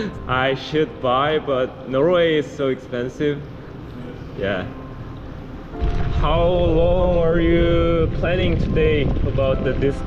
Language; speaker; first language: English; non-native, learner; Korean